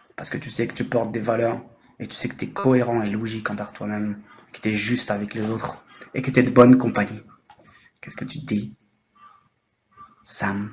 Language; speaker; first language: French; native; French